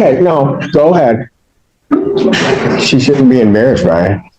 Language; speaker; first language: English; native; English